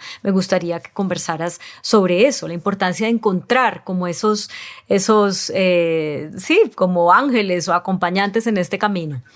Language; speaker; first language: Spanish; native; Spanish